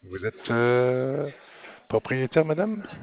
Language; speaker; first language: French; non-native, local second language; Arabic